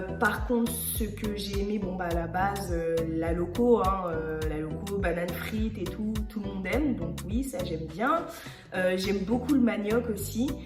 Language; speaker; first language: French; early bilingual, other home language; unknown